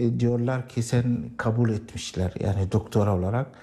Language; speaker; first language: Turkish; non-native, learner; Arabic